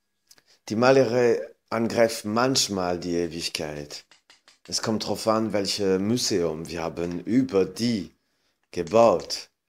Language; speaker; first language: German; non-native, fluent; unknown